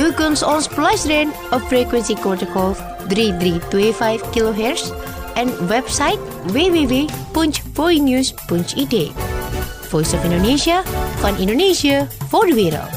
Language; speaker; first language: Dutch; non-native, learner; Indonesian